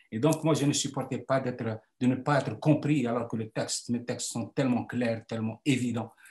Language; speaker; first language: French; non-native, local second language; Arabic